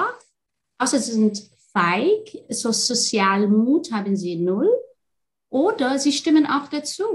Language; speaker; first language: German; non-native, fluent; Arabic